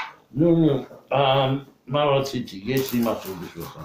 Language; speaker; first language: Hebrew; non-native, fluent; English